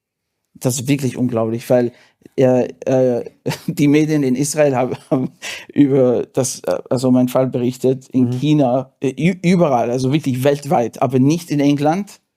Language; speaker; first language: German; non-native, fluent; English